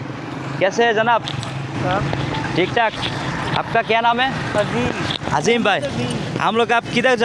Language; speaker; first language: Hindi; non-native, fluent; Bangla